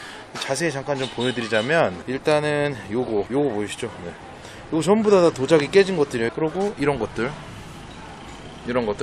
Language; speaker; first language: Korean; native; Korean